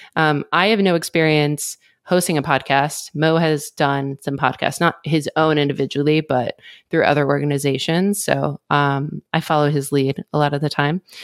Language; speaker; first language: English; native; English